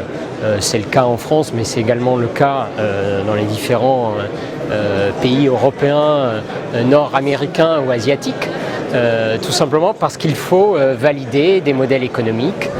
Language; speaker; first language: French; native; French